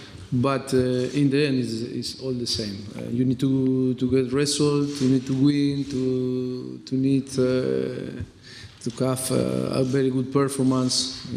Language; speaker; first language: English; non-native, fluent; Spanish